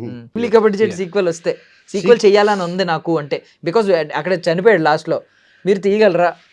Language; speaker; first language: Telugu; native; Telugu